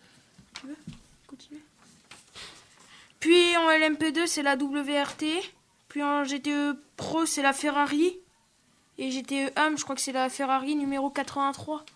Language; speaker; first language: French; native; French